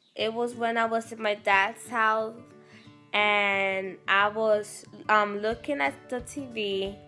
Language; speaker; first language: English; native; English